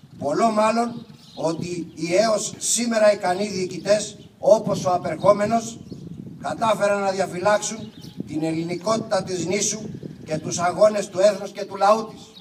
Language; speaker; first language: Greek; native; Greek